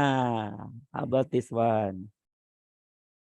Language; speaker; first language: English; non-native, learner; Indonesian